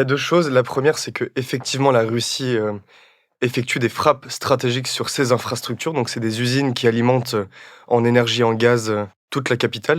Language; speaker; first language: French; native; French